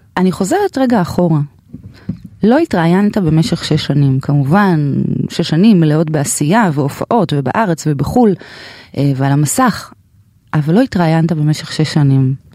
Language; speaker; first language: Hebrew; native; Hebrew